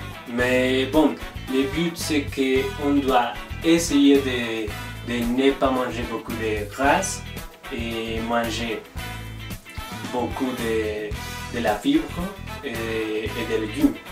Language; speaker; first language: French; non-native, learner; Spanish